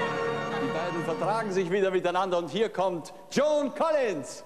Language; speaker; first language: German; native; German